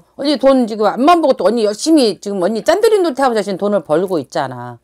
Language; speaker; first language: Korean; native; Korean